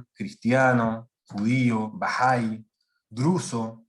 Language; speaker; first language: Spanish; native; Spanish